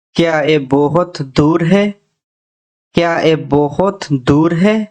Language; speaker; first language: Hindi; non-native, local second language; Bangla